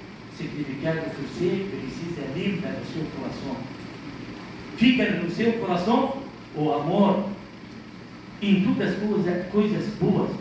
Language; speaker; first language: Portuguese; non-native, learner; Arabic